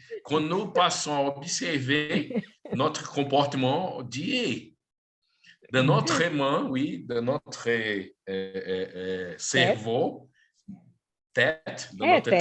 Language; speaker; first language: French; non-native, learner; Portuguese